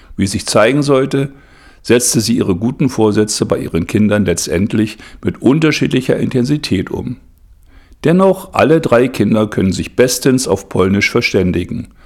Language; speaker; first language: German; native; German